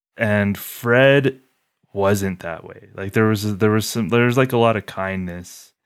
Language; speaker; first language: English; native; English